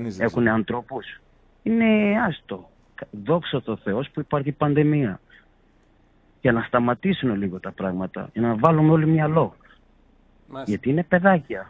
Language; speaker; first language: Greek; non-native, fluent; Portuguese